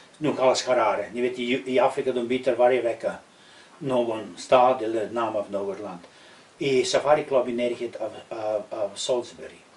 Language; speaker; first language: Swedish; non-native, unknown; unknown